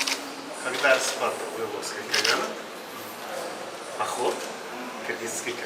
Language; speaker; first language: Russian; non-native, learner; Mongolian